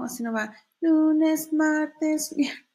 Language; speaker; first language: Spanish; non-native, fluent; English